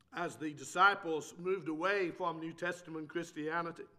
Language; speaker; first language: English; native; English